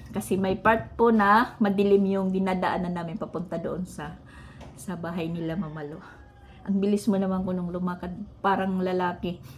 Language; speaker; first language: Filipino; non-native, local second language; Waray